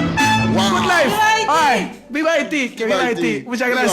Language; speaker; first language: Spanish; non-native, learner; Haitian Creole